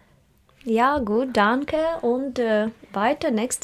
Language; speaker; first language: German; non-native, learner; Russian